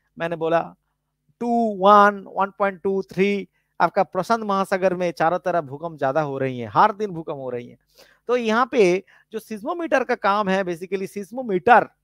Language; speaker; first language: Hindi; non-native, local second language; Bangla